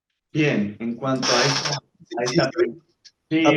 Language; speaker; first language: Spanish; native; Spanish